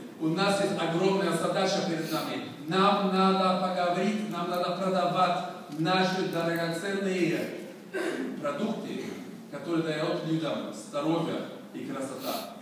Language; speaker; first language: Russian; non-native, learner; Swedish